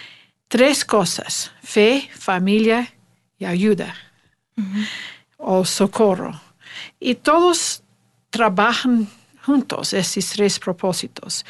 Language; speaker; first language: Spanish; non-native, learner; English